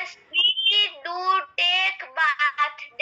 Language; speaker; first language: English; non-native, learner; Hindi